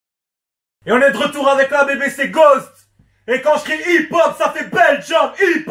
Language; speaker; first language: French; native; French